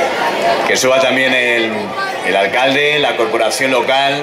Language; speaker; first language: Spanish; native; Spanish